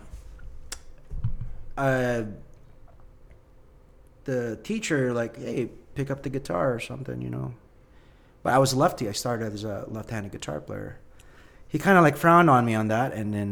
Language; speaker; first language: English; non-native, local second language; Filipino